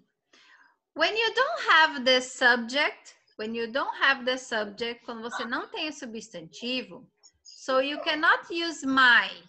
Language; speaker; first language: English; non-native, fluent; Portuguese